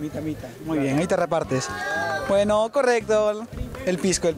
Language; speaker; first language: Spanish; native; Spanish